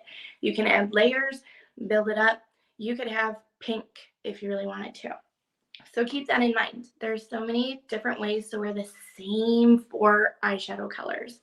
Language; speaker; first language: English; native; English